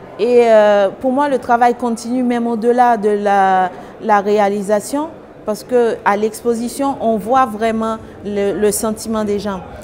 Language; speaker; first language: French; non-native, local second language; Haitian Creole